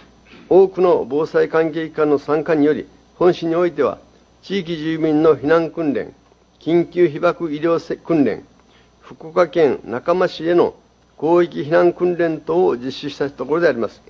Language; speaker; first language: Japanese; native; Japanese